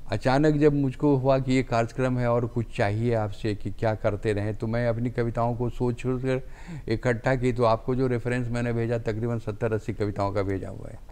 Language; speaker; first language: Hindi; native; Hindi